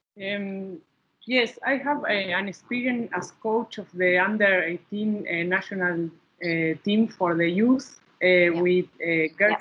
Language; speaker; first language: English; non-native, learner; Spanish